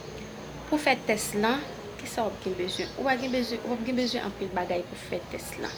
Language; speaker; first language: French; non-native, local second language; Haitian Creole